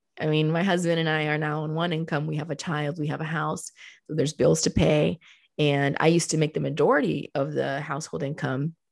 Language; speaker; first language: English; early bilingual, other home language; Spanish